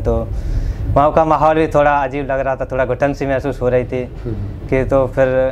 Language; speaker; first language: Hindi; native; Hindi